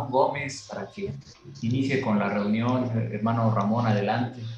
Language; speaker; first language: Spanish; native; Spanish